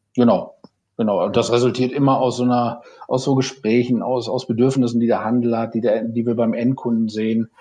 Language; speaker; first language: German; native; German